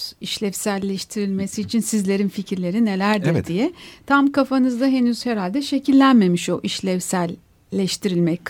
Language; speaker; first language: Turkish; native; Turkish